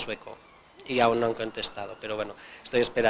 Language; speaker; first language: Spanish; non-native, local second language; Catalan